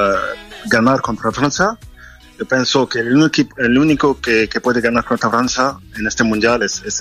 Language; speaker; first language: Spanish; non-native, fluent; French